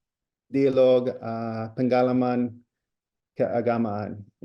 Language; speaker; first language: Indonesian; non-native, fluent; English